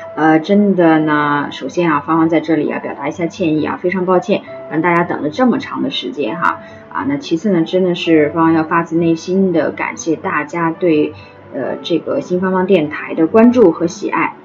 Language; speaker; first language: Chinese; non-native, local second language; Uyghur